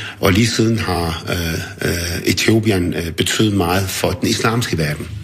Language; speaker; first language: Danish; early bilingual, other home language; Arabic